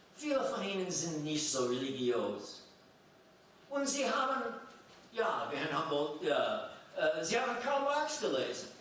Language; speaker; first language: German; non-native, fluent; English